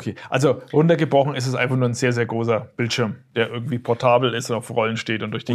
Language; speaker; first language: German; native; German